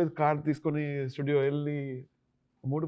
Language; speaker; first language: Telugu; non-native, learner; Tamil